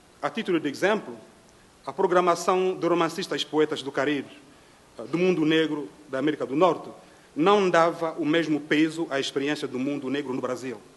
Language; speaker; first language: Portuguese; non-native, fluent; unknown